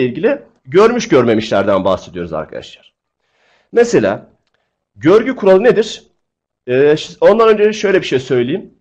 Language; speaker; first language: Turkish; native; Turkish